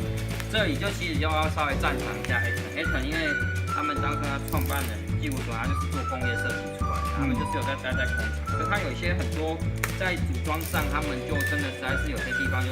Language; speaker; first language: Chinese; native; Chinese